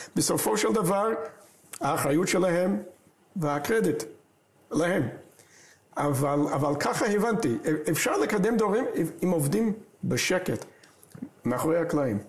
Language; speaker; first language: Hebrew; non-native, fluent; English